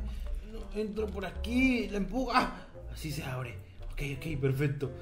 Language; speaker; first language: Spanish; native; Spanish